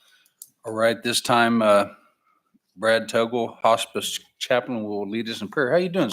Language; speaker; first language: English; native; English